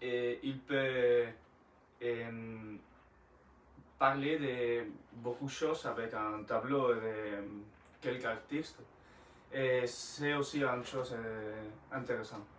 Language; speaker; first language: French; non-native, learner; Spanish